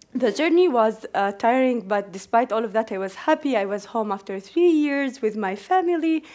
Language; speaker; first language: English; non-native, fluent; Arabic